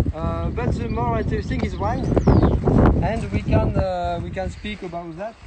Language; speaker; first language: English; non-native, learner; French